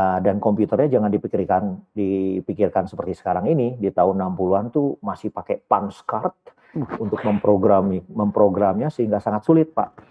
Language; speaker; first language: Indonesian; native; Indonesian